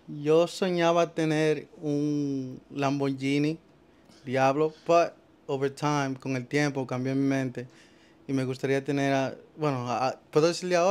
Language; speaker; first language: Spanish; early bilingual, heritage; Spanish